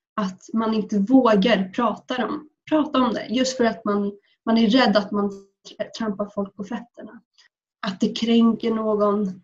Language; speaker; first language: Swedish; early bilingual, other home language; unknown